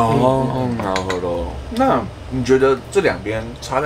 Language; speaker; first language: Chinese; native; Chinese